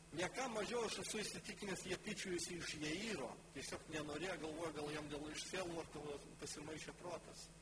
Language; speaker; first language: Lithuanian; non-native, local second language; Polish